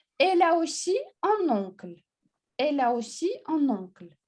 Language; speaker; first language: French; non-native, fluent; Russian